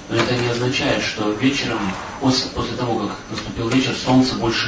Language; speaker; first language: Russian; native; Russian